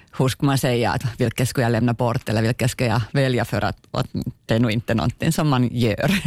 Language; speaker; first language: Swedish; non-native, local second language; Finnish